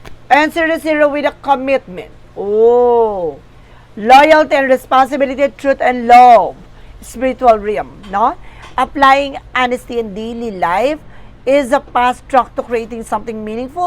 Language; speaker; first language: English; non-native, local second language; Filipino